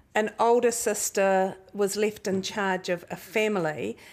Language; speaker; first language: English; native; English